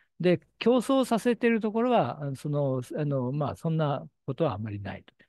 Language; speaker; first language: Japanese; native; Japanese